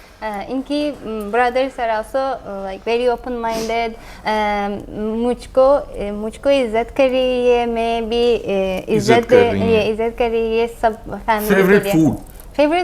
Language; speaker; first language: Hindi; non-native, learner; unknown